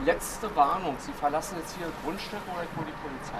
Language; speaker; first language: German; native; German